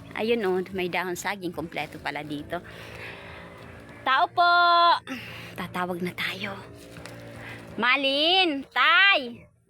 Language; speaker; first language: Filipino; non-native, local second language; Bikol